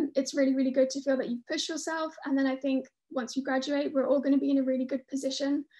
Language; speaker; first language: English; native; English